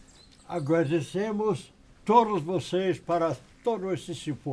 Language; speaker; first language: Portuguese; non-native, learner; English